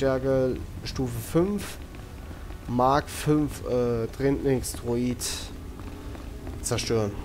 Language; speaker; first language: German; native; German